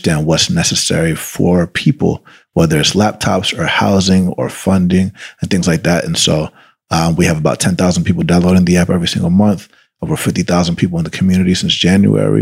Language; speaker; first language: English; early bilingual, other home language; Spanish